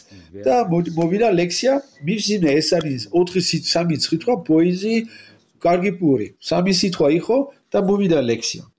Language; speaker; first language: Georgian; non-native, learner; French